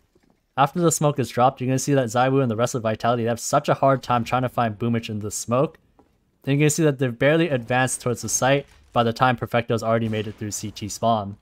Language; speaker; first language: English; native; English